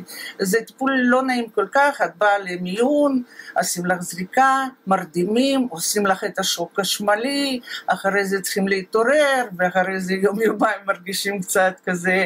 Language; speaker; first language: Hebrew; non-native, fluent; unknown